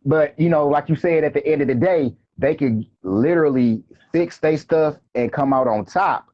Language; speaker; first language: English; native; English